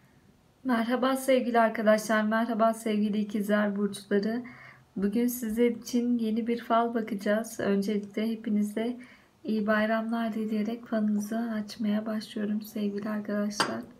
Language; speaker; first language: Turkish; native; Turkish